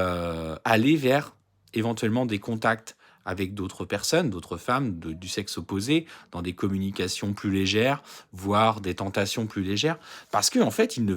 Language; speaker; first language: French; native; French